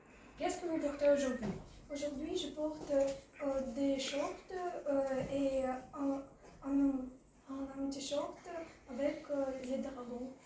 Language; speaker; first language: French; non-native, learner; Russian